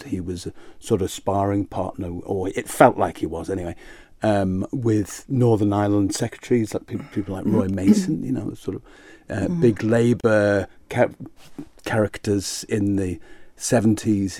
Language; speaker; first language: English; native; English